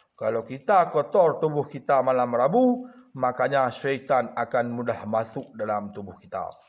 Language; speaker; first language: Malay; non-native, local second language; Achinese